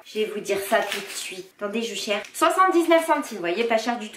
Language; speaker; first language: French; native; French